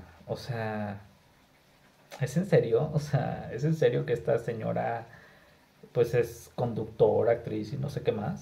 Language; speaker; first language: Spanish; native; Spanish